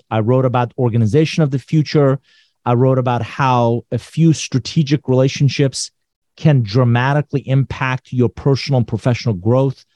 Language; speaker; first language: English; non-native, fluent; Persian